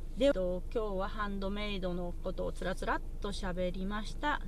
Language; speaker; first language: Japanese; native; Japanese